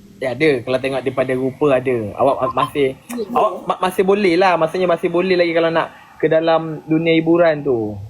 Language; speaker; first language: Malay; native; Malay